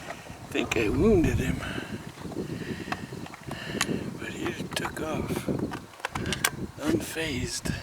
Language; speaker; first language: English; native; English